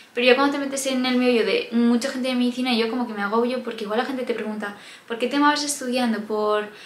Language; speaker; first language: Spanish; native; Spanish